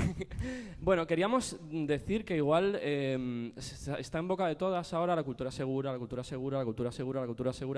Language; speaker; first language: Spanish; native; Spanish